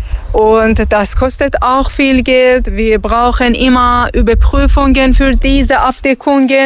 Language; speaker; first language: German; non-native, learner; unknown